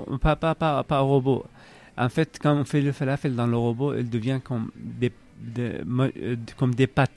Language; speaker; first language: French; non-native, learner; Arabic